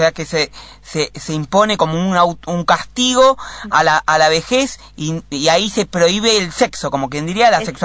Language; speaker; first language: Spanish; native; Spanish